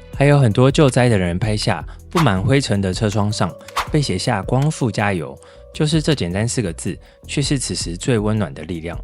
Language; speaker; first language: Chinese; native; Chinese